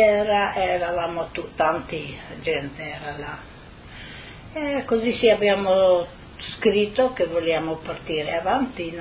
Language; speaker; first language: Italian; non-native, local second language; Slovenian